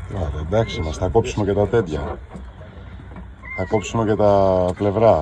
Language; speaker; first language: Greek; native; Greek